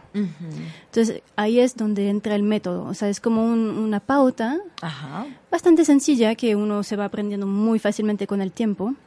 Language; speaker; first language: Spanish; non-native, fluent; French